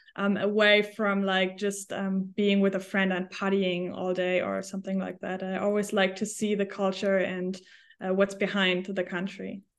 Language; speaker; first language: English; non-native, fluent; German